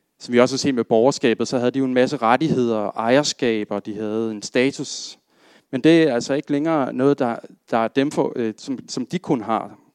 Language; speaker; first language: Danish; native; Danish